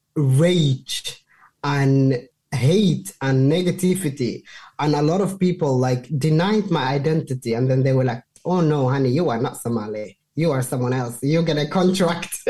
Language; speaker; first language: English; non-native, fluent; Somali